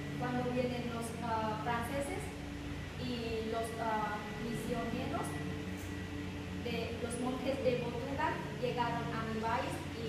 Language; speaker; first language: Spanish; non-native, learner; Vietnamese